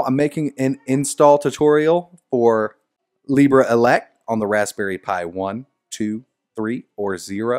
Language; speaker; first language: English; native; English